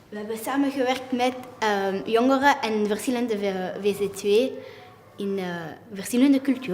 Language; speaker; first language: Dutch; non-native, local second language; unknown